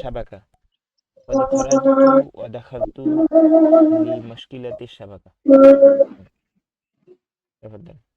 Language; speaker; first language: Arabic; non-native, fluent; Bangla